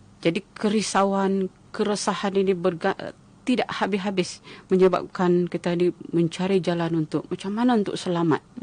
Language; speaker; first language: Malay; non-native, local second language; Central Dusun